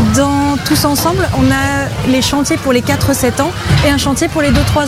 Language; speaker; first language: French; native; French